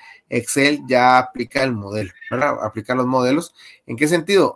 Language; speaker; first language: Spanish; native; Spanish